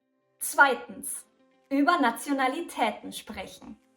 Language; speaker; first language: German; early bilingual, other home language; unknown